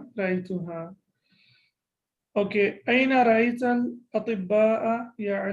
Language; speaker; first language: Arabic; non-native, fluent; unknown